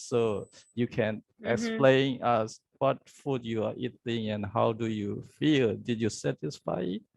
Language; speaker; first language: English; non-native, learner; Burmese